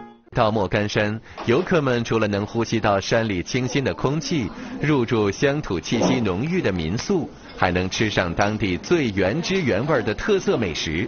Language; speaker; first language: Chinese; native; Chinese